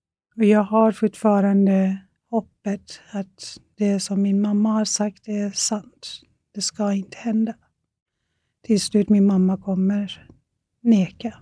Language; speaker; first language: Swedish; non-native, fluent; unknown